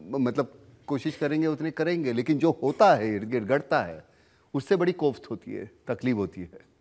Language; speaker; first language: Hindi; non-native, local second language; Marathi